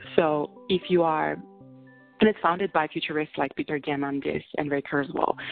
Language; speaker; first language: English; non-native, fluent; Russian